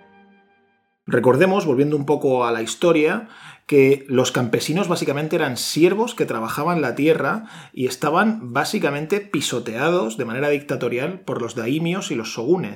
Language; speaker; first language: Spanish; native; Spanish